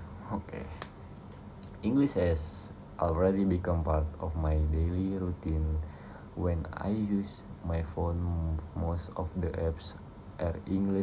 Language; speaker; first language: English; non-native, learner; Indonesian